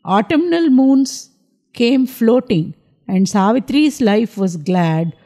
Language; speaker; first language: English; non-native, local second language; Telugu